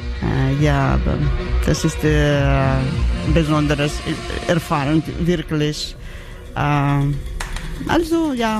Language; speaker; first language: German; non-native, learner; Georgian